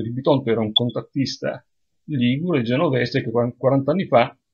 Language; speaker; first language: Italian; native; Italian